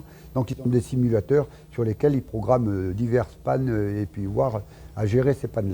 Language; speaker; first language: French; native; French